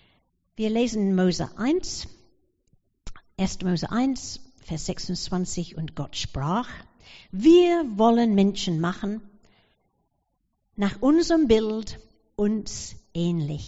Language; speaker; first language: German; non-native, fluent; English